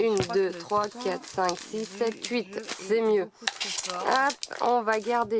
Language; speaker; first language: French; native; French